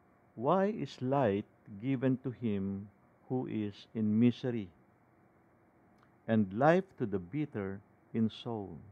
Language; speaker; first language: English; non-native, local second language; Filipino